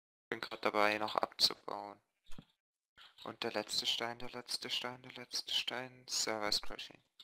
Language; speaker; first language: German; native; German